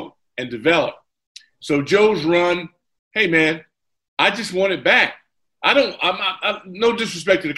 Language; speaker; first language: English; native; English